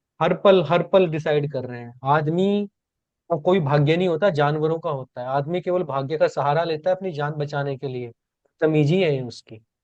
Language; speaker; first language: Hindi; native; Hindi